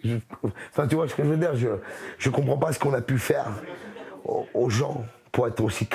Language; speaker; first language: French; native; French